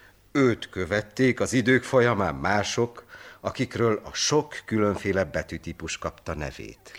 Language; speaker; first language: Hungarian; native; Hungarian